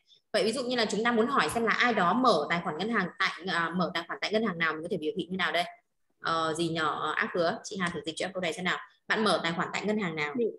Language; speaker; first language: Vietnamese; native; Vietnamese